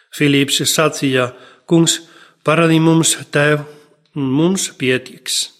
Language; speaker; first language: Latvian; non-native, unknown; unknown